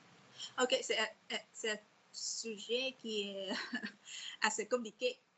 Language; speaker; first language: French; non-native, fluent; Vietnamese